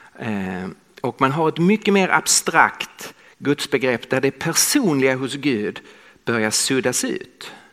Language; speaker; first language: Swedish; native; Swedish